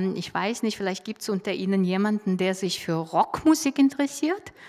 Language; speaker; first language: German; non-native, fluent; Mongolian